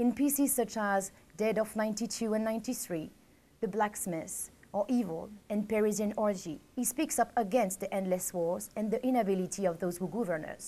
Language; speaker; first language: English; non-native, fluent; French